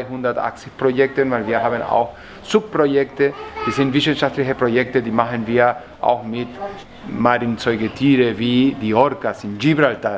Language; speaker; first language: German; non-native, learner; Spanish